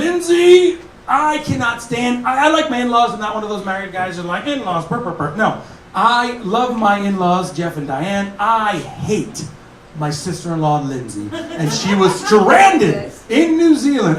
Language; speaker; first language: English; native; English